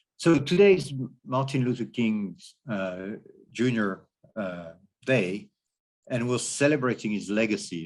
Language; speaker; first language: English; non-native, fluent; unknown